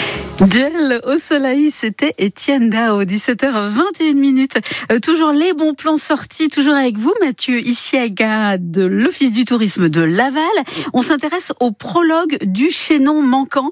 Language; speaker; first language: French; native; French